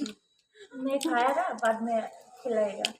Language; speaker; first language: Hindi; non-native, learner; Bangla